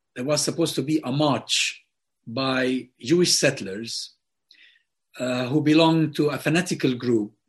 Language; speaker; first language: English; non-native, fluent; Arabic